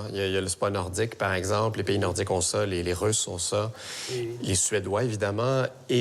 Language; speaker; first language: French; native; French